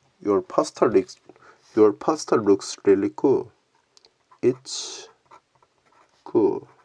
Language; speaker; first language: English; non-native, learner; Korean